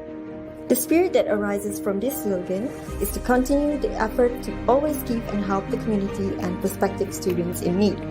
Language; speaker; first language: English; non-native, local second language; Malay